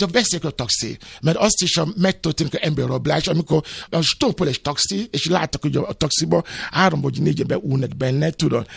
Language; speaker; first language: Hungarian; non-native, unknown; Yoruba